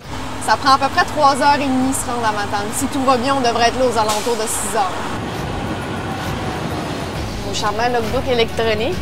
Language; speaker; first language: French; native; French